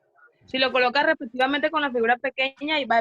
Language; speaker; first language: Spanish; native; Spanish